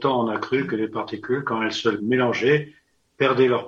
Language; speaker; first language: French; native; French